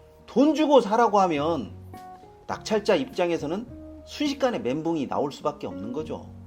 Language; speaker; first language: Korean; native; Korean